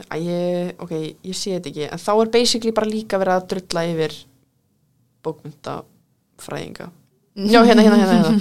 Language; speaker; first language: Icelandic; early bilingual, heritage; Icelandic